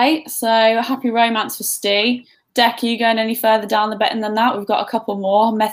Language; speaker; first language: English; native; English